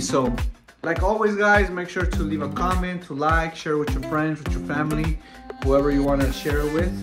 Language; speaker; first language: English; early bilingual, other home language; Spanish